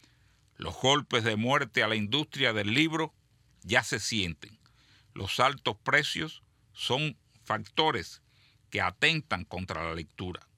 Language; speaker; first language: Spanish; native; Spanish